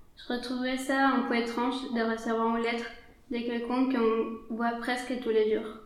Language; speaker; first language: French; non-native, fluent; Spanish